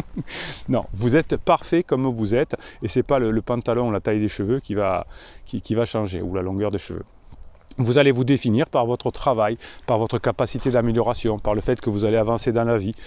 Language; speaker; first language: French; native; French